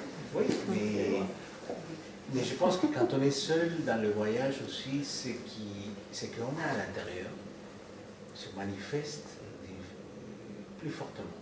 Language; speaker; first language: French; non-native, fluent; Spanish